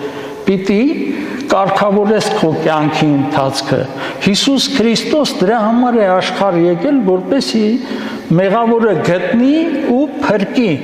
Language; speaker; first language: Armenian; native; Armenian